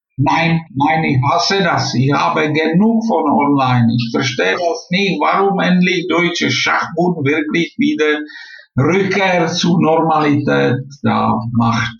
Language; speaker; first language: German; non-native, fluent; Czech